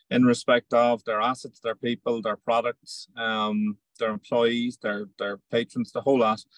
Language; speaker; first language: English; native; English